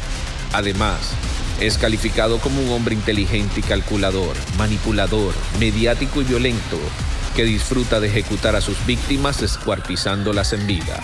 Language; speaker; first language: Spanish; native; Spanish